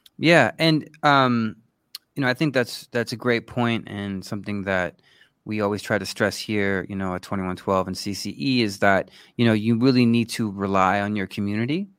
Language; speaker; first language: English; native; English